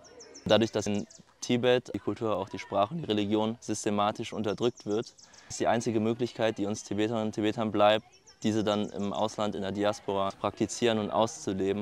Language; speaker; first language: German; early bilingual, other home language; Tibetan